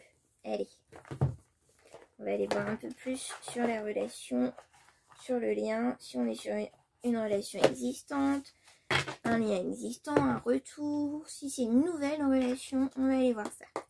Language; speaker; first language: French; native; French